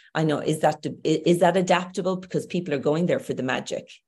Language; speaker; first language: English; native; English